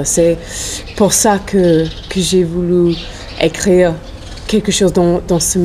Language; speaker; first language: French; non-native, fluent; English